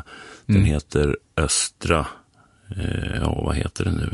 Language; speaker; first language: Swedish; native; Swedish